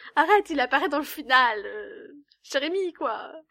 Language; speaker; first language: French; native; French